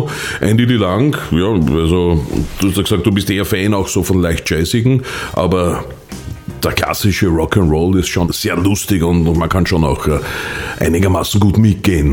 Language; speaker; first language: German; native; German